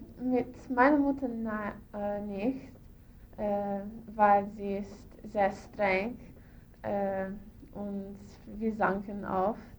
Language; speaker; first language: German; non-native, learner; English